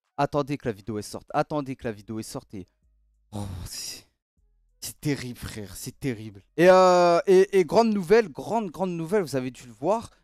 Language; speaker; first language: French; native; French